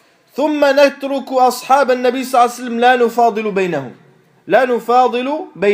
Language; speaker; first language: Arabic; non-native, fluent; French